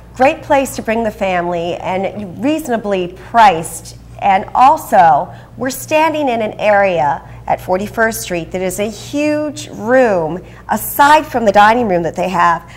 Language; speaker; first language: English; native; English